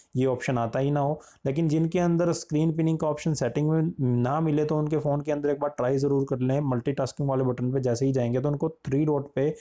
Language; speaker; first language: Hindi; native; Hindi